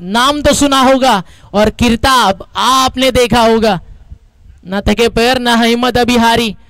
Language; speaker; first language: Hindi; non-native, local second language; Marathi